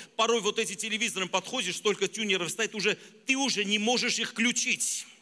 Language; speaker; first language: Russian; non-native, local second language; Armenian